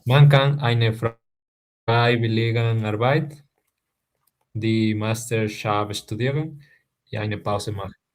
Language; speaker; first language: German; non-native, learner; Spanish